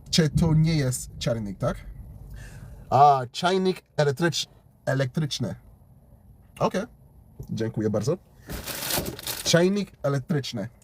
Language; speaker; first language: Polish; non-native, learner; English